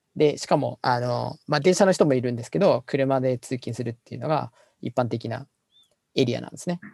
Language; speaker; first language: Japanese; native; Japanese